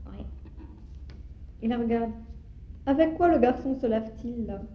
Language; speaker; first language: French; native; French